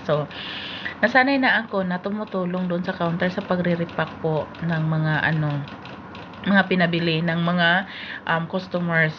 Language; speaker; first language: Filipino; native; Filipino